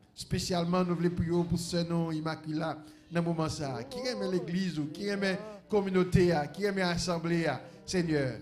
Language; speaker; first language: French; non-native, local second language; Haitian Creole